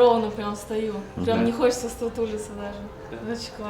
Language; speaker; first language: Russian; native; Russian